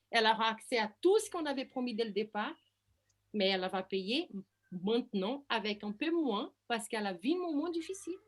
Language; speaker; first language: French; non-native, fluent; Portuguese